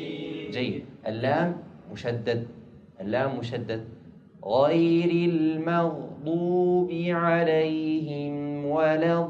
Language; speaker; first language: Arabic; native; Arabic